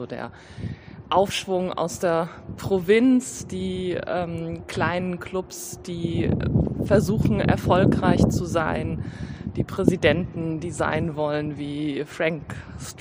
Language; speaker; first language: German; native; German